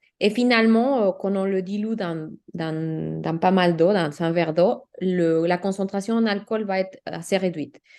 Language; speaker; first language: French; non-native, fluent; Spanish